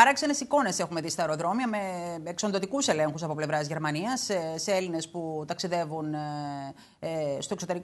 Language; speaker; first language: Greek; native; Greek